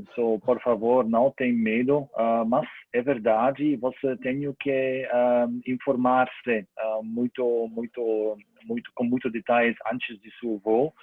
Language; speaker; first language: Portuguese; non-native, learner; German